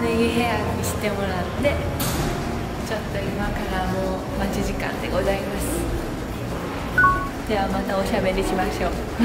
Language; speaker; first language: Japanese; native; Japanese